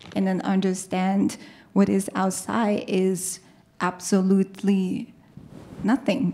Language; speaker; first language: English; non-native, fluent; Chinese